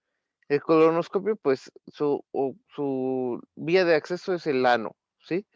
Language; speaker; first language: Spanish; native; Spanish